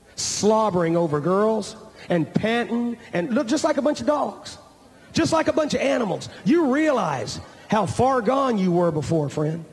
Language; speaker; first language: English; native; English